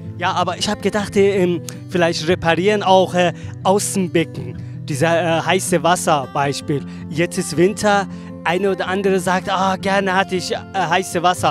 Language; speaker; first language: German; non-native, learner; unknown